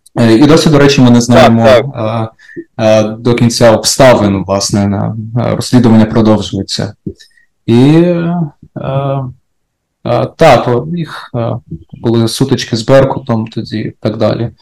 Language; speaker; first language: Ukrainian; native; Ukrainian